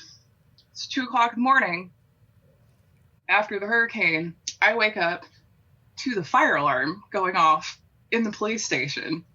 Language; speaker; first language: English; native; English